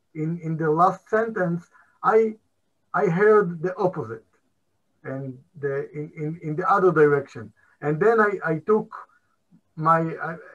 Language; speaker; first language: English; non-native, fluent; Hebrew